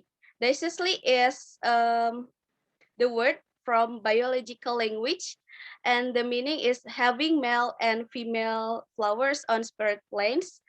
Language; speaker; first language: English; non-native, learner; Indonesian